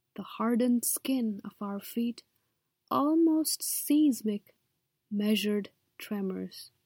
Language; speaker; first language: English; non-native, local second language; Nepali